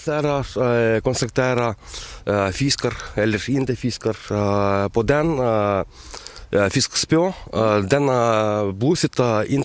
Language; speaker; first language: Swedish; non-native, learner; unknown